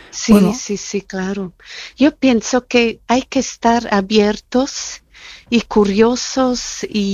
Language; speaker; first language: Spanish; non-native, fluent; German